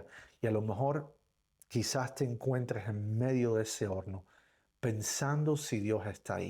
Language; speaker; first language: Spanish; native; Spanish